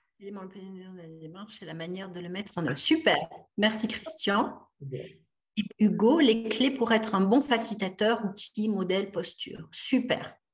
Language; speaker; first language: French; native; French